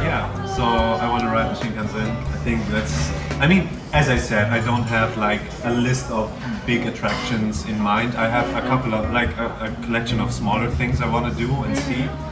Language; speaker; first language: English; non-native, fluent; German